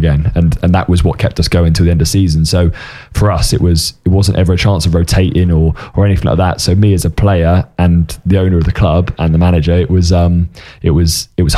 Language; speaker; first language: English; native; English